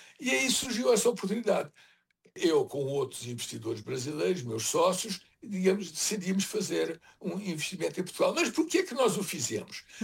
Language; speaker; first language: Portuguese; native; Portuguese